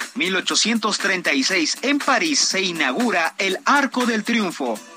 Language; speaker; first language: Spanish; native; Spanish